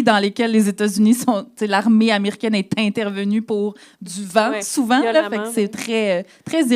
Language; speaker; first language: French; native; French